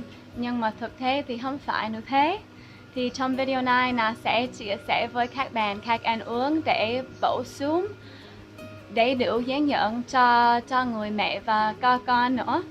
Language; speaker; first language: Vietnamese; non-native, fluent; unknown